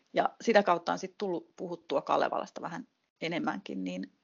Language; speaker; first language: Finnish; native; Finnish